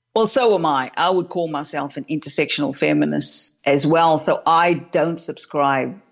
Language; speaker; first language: English; native; English